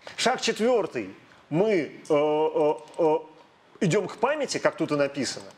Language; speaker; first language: Russian; native; Russian